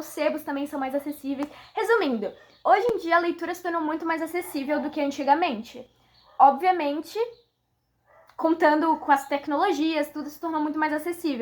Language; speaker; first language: Portuguese; native; Portuguese